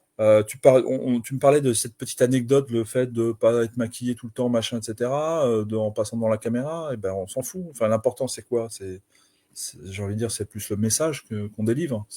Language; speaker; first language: French; native; French